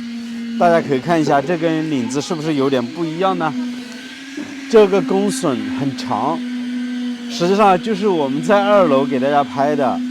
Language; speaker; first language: Chinese; native; Chinese